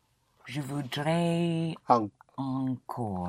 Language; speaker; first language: French; non-native, learner; English